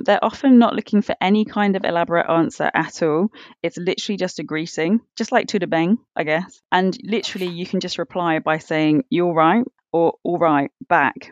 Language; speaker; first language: English; native; English